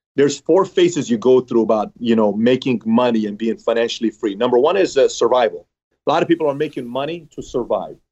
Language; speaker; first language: English; early bilingual, other home language; Persian